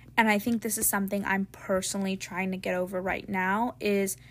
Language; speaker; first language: English; native; English